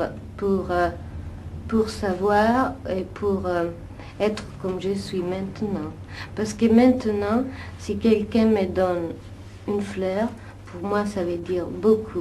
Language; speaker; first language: French; non-native, fluent; Italian